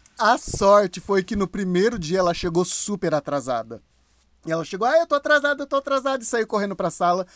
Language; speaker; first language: Portuguese; native; Portuguese